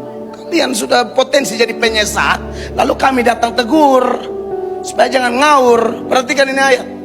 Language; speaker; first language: Indonesian; native; Indonesian